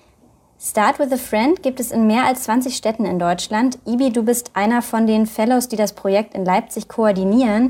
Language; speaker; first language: German; native; German